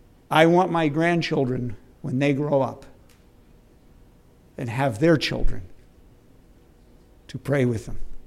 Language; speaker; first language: English; native; English